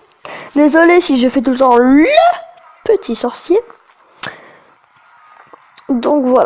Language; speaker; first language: French; native; French